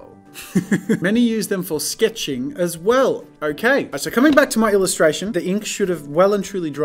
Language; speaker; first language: English; native; English